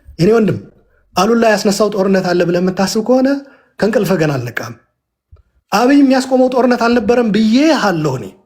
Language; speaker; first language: Amharic; non-native, local second language; Tigrinya